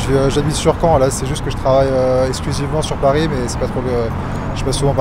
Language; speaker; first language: French; native; French